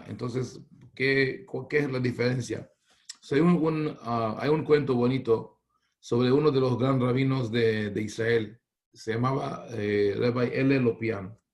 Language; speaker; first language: Spanish; non-native, fluent; Hebrew